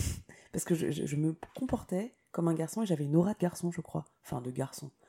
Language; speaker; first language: French; native; French